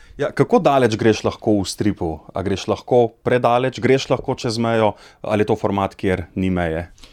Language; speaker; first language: Slovenian; native; Slovenian